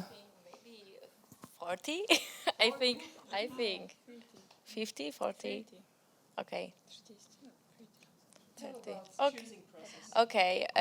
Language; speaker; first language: English; non-native, learner; Polish